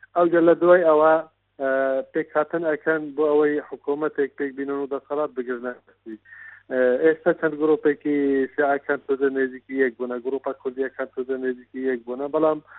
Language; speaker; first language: Central Kurdish; non-native, local second language; Kurdish